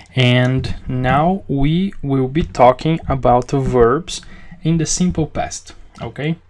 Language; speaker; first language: English; non-native, fluent; Portuguese